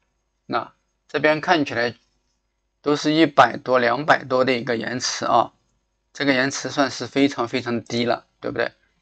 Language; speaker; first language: Chinese; native; Chinese